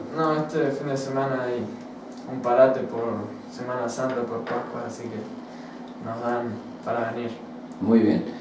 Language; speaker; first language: Spanish; native; Spanish